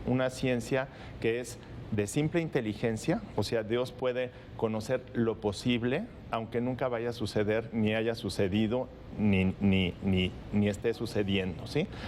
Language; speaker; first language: Spanish; native; Spanish